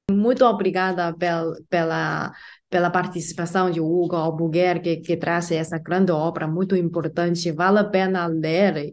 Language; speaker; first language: Portuguese; non-native, fluent; Chinese